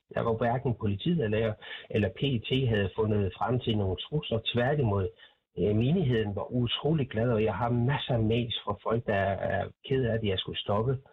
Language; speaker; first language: Danish; non-native, fluent; Persian